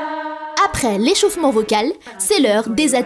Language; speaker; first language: French; native; French